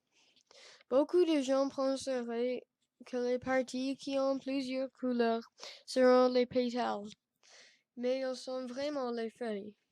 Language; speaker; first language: French; non-native, learner; English